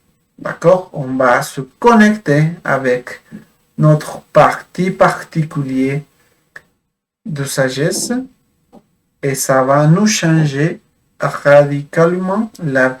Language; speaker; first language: French; non-native, fluent; Spanish